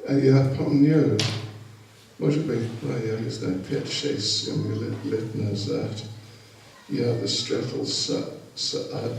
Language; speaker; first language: Russian; non-native, learner; English